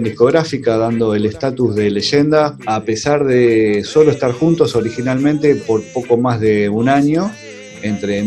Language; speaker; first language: Spanish; native; Spanish